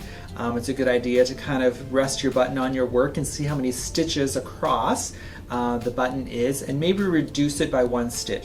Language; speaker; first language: English; native; English